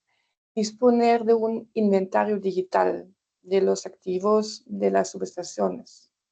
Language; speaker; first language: Spanish; non-native, fluent; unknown